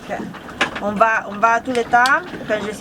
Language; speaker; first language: French; non-native, learner; Italian